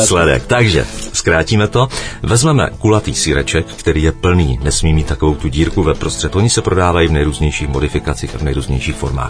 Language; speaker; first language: Czech; native; Czech